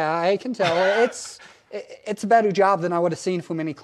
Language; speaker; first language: English; native; English